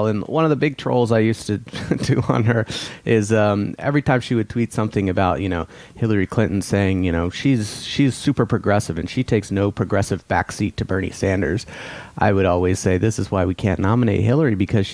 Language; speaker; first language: English; native; English